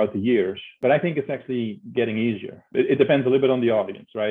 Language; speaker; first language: English; non-native, fluent; Dutch